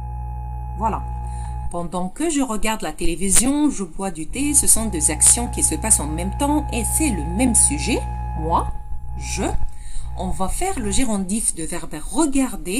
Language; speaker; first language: French; non-native, fluent; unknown